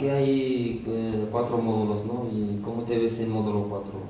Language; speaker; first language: Spanish; early bilingual, other home language; Arabic